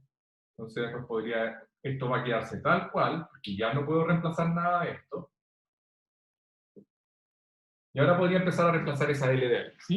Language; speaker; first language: Spanish; native; Spanish